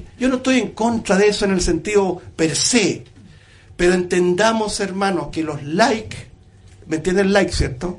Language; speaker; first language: Spanish; native; Spanish